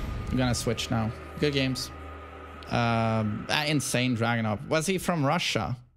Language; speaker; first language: English; non-native, fluent; Swedish